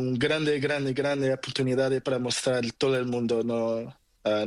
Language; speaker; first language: Spanish; non-native, learner; Portuguese